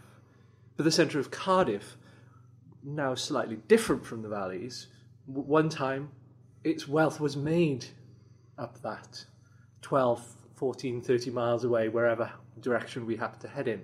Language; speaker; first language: English; native; English